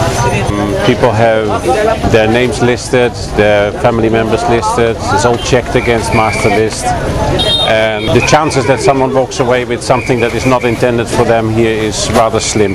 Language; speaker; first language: English; non-native, fluent; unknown